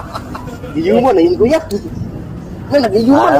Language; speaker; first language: Filipino; non-native, local second language; Cebuano